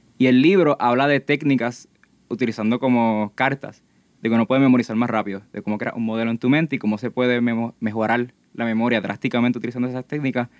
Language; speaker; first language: Spanish; native; Spanish